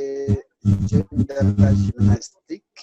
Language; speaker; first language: French; non-native, learner; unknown